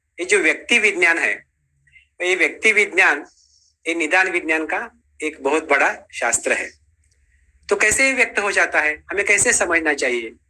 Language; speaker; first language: Hindi; non-native, local second language; Marathi